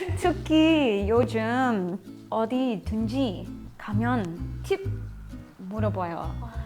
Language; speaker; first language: Korean; non-native, learner; English